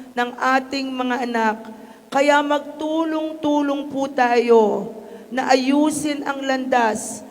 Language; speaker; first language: Filipino; native; Filipino